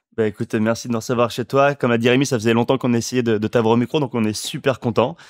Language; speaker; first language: French; native; French